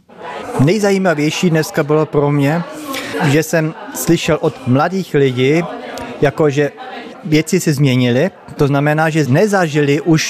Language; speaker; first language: Czech; early bilingual, heritage; Czech